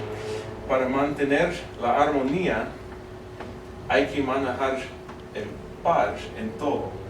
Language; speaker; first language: Spanish; non-native, fluent; English